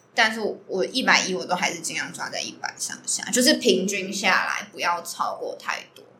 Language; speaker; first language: Chinese; native; Chinese